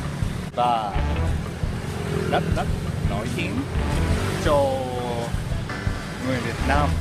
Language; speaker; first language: Vietnamese; non-native, learner; Japanese